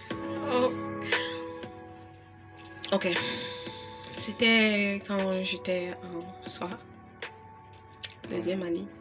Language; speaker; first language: French; non-native, local second language; English